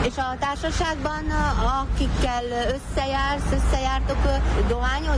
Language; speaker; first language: Hungarian; native; Hungarian